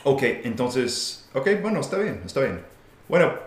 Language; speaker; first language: Spanish; non-native, fluent; English